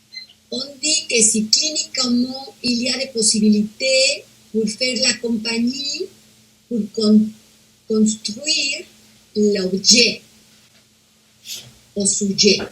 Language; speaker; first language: French; non-native, fluent; Spanish